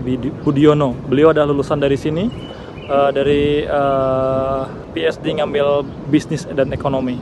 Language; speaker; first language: Indonesian; non-native, local second language; Sundanese